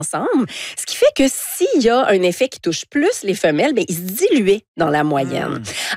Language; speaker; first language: French; native; French